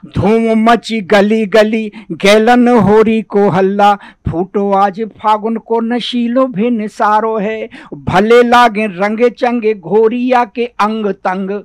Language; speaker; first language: Hindi; native; Hindi